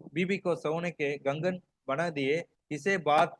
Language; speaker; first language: Hindi; non-native, local second language; Tamil